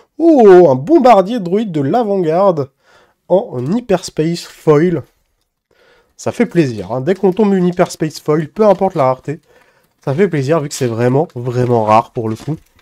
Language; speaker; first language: French; native; French